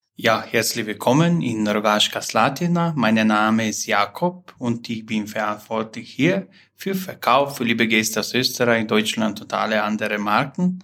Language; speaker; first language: German; non-native, fluent; Slovenian